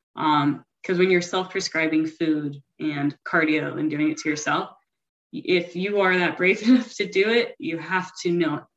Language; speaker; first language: English; native; English